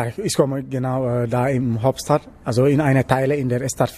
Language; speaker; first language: German; non-native, learner; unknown